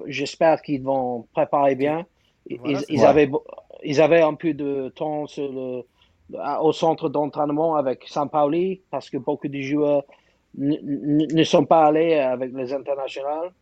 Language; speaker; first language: French; non-native, fluent; English